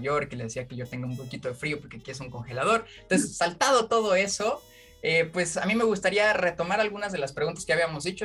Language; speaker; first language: Spanish; native; Spanish